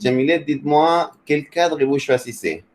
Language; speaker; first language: French; non-native, fluent; Spanish